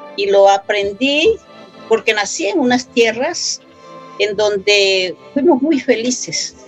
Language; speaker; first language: Spanish; non-native, local second language; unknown